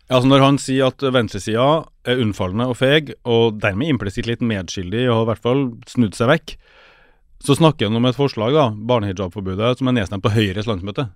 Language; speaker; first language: Norwegian; native; Norwegian